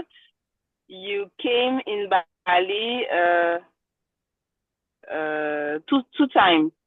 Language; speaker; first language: English; non-native, learner; French